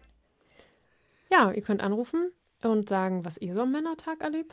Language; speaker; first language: German; native; German